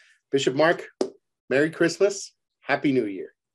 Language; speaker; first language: English; early bilingual, other home language; Spanish